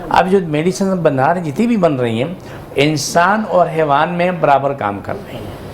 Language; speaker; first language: Urdu; non-native, local second language; Pashto